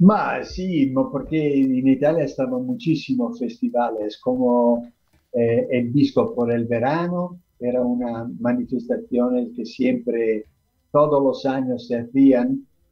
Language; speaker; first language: Spanish; non-native, fluent; Italian